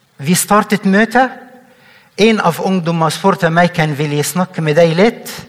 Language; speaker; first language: Norwegian; non-native, fluent; Arabic